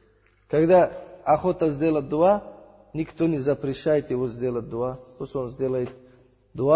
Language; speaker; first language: Russian; non-native, learner; Uzbek